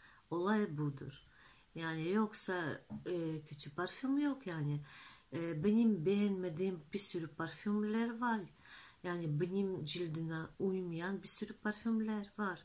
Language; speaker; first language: Turkish; non-native, fluent; Russian